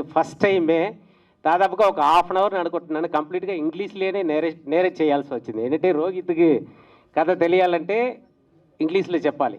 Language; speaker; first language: Telugu; native; Telugu